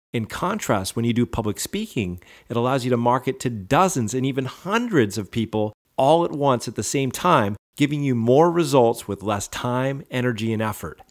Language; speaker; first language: English; native; English